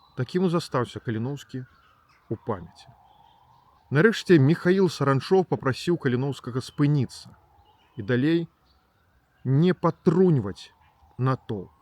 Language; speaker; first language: Belarusian; native; Belarusian